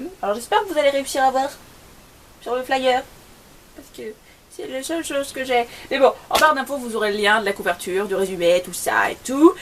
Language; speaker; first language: French; native; French